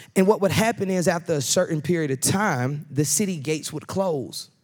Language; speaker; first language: English; native; English